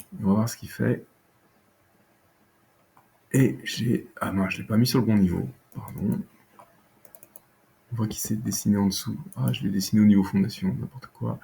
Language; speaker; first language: French; native; French